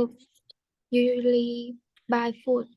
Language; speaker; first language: English; non-native, learner; Vietnamese